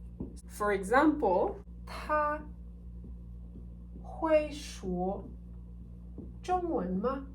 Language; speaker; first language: Chinese; non-native, fluent; French